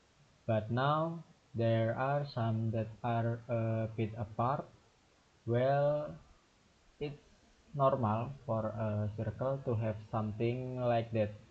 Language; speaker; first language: English; non-native, learner; Indonesian